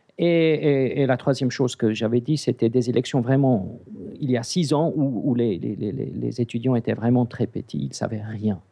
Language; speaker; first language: French; non-native, fluent; English